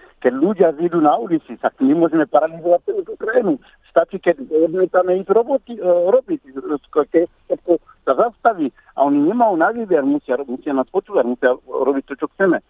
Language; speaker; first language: Slovak; non-native, fluent; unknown